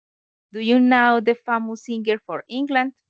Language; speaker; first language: English; non-native, learner; Spanish